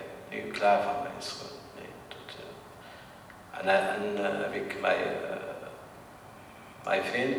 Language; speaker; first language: Dutch; non-native, learner; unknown